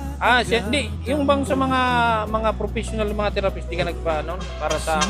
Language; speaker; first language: Filipino; non-native, local second language; Cebuano